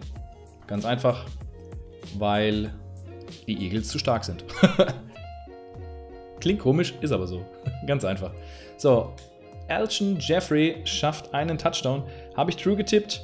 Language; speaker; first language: German; native; German